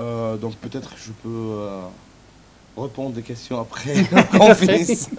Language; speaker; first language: French; non-native, fluent; Arabic